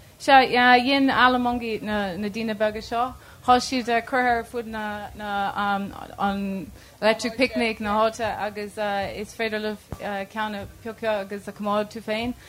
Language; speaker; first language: Irish; non-native, local second language; English